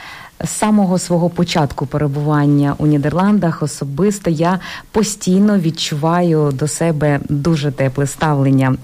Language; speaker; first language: Ukrainian; native; Ukrainian